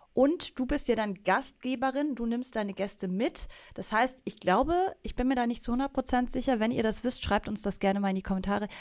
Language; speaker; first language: German; native; German